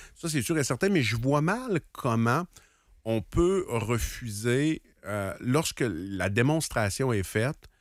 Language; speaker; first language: French; native; French